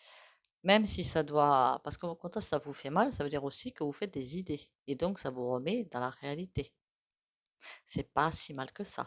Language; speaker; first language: French; native; French